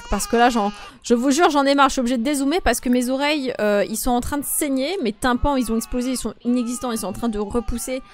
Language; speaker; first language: French; non-native, fluent; Polish